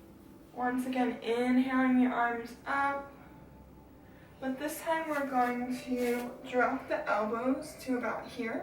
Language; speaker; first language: English; native; English